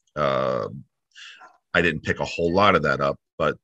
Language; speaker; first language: English; native; English